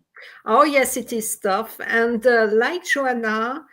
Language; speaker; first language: English; non-native, fluent; French